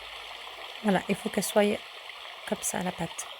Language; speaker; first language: French; early bilingual, other home language; Turkish